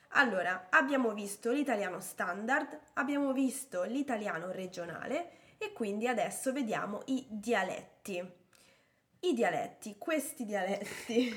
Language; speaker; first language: Italian; native; Italian